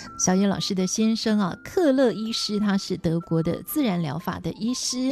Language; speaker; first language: Chinese; native; Chinese